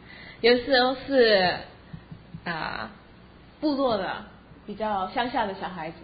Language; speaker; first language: Chinese; early bilingual, heritage; Chinese